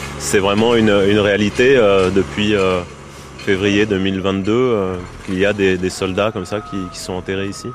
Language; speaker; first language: French; native; French